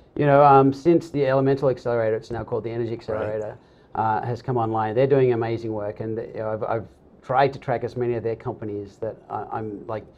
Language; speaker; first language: English; native; English